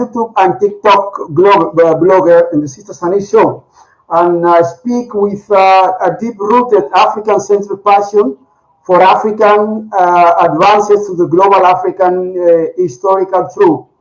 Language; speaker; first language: English; non-native, learner; Spanish